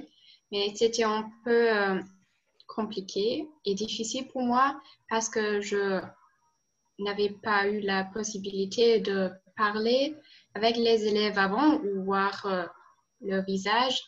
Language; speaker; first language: French; non-native, learner; German